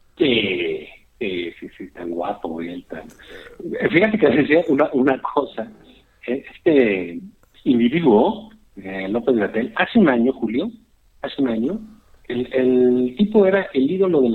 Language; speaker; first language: Spanish; native; Spanish